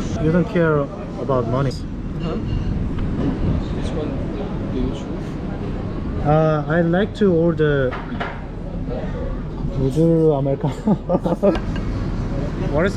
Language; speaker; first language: English; non-native, learner; Korean